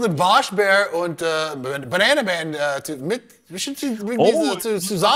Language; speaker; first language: German; non-native, learner; English